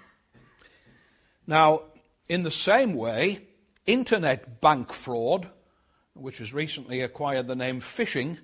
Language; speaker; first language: English; native; English